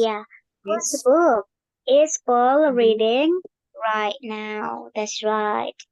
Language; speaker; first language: English; non-native, fluent; Indonesian